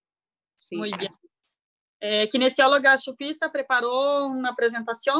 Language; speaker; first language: Spanish; non-native, learner; Portuguese